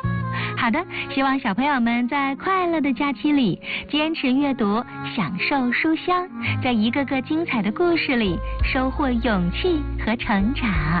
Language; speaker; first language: Chinese; native; Chinese